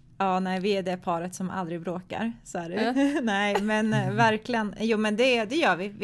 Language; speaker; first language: Swedish; early bilingual, other home language; Croatian